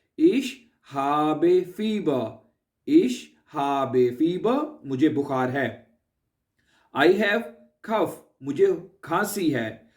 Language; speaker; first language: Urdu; native; Urdu